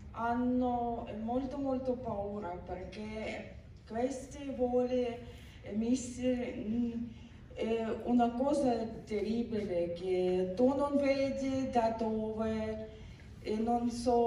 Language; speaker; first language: Italian; non-native, learner; Ukrainian